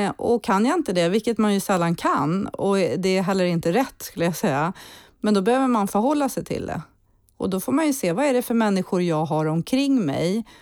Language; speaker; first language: Swedish; early bilingual, heritage; Swedish